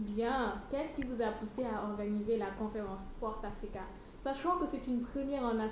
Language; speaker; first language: French; non-native, local second language; Wolof